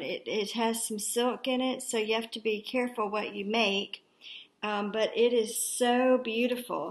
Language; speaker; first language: English; native; English